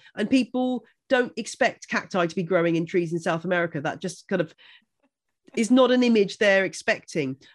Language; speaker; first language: English; native; English